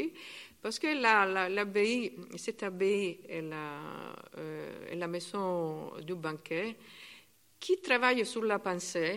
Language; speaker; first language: French; non-native, learner; Italian